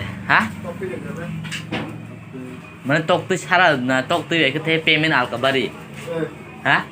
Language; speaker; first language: Hindi; non-native, local second language; Kok Borok